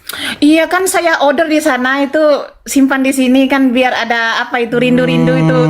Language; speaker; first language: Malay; non-native, local second language; Madurese